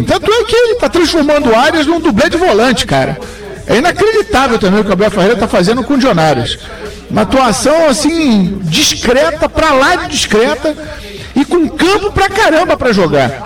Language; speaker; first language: Portuguese; native; Portuguese